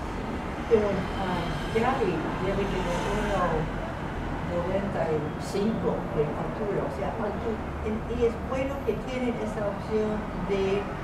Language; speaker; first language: Spanish; non-native, fluent; English